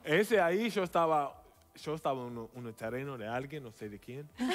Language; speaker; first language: Spanish; non-native, learner; English